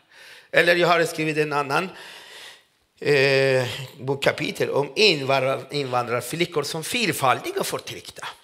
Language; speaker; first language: Swedish; non-native, fluent; Persian